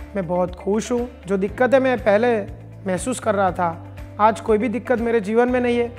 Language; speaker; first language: Hindi; non-native, local second language; Gujarati